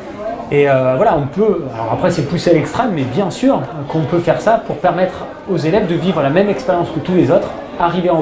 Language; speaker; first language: French; native; French